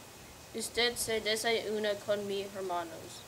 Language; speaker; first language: Spanish; non-native, learner; English